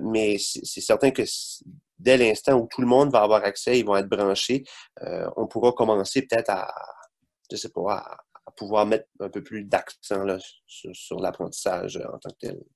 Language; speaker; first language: French; native; French